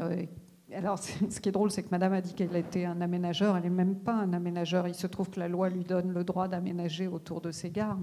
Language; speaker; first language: French; native; French